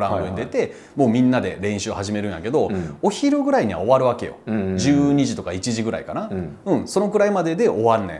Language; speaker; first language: Japanese; native; Japanese